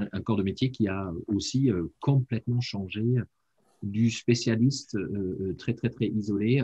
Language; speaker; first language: French; non-native, fluent; German